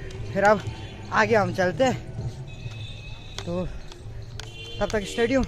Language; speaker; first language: Hindi; non-native, local second language; Nepali